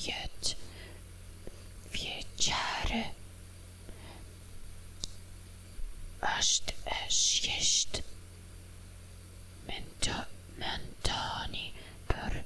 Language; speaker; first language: Albanian; non-native, learner; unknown